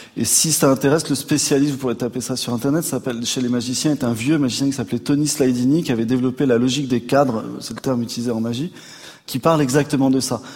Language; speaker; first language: French; native; French